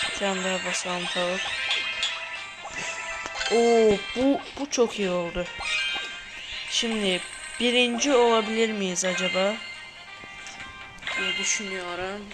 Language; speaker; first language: Turkish; native; Turkish